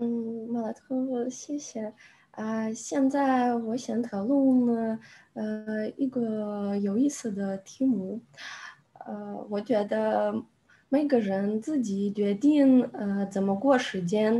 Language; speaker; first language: Chinese; non-native, learner; Russian